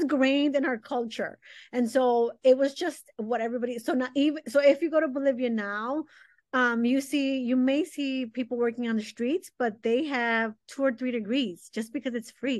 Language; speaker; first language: English; early bilingual, other home language; Spanish